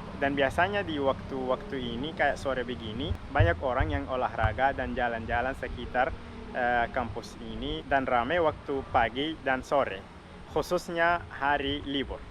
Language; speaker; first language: Indonesian; non-native, fluent; Arabic